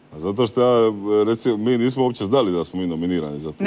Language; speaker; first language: Bosnian; native; Bosnian